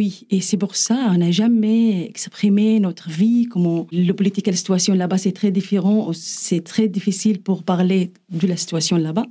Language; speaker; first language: French; non-native, learner; Arabic